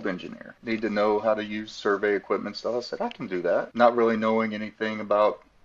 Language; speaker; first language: English; native; English